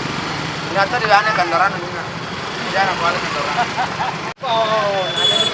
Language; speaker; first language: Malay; non-native, local second language; Buginese